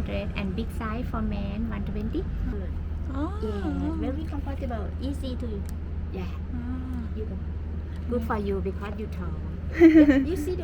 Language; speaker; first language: English; non-native, learner; Thai